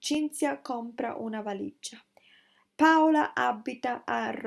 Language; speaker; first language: Italian; non-native, learner; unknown